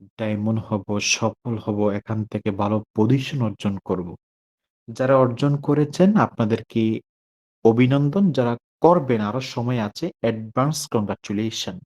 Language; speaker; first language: Bangla; native; Bangla